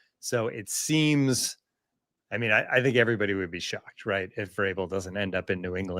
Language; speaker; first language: English; native; English